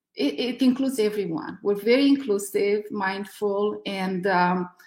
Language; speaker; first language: English; non-native, fluent; Romanian